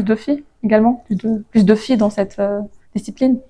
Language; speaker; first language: French; native; French